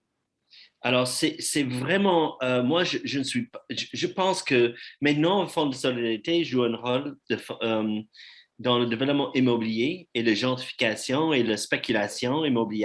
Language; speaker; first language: French; non-native, fluent; English